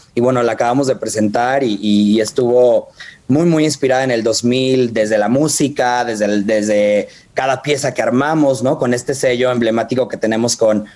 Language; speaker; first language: Spanish; native; Spanish